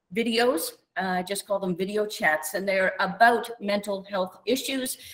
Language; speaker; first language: English; native; English